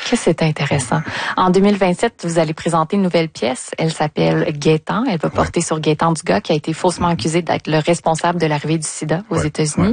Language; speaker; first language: French; native; French